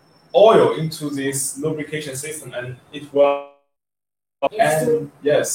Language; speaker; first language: English; non-native, learner; Chinese